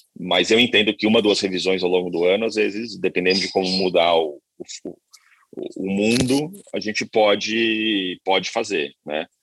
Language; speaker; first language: Portuguese; native; Portuguese